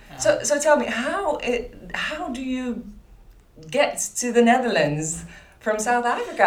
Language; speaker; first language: English; non-native, fluent; Dutch